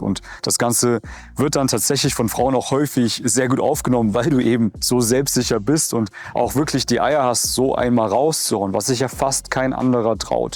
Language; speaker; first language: German; native; German